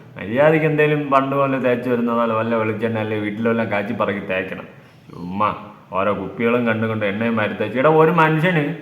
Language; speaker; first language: Malayalam; native; Malayalam